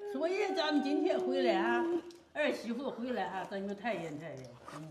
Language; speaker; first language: Chinese; native; Chinese